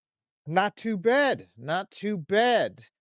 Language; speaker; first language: English; native; English